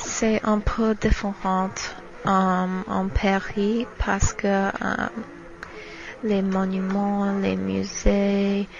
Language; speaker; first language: French; non-native, learner; English